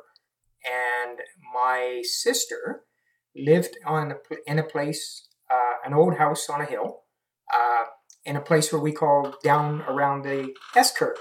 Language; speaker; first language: English; native; English